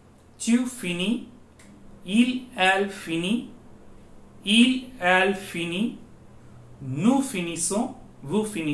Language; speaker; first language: French; non-native, learner; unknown